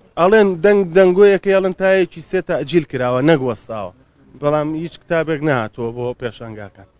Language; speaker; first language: Central Kurdish; native; Central Kurdish